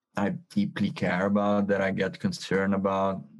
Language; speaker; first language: English; non-native, fluent; Italian